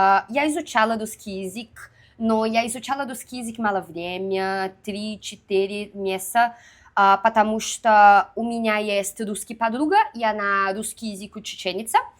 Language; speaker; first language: Russian; non-native, learner; Portuguese